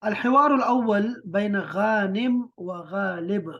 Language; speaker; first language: Urdu; native; Urdu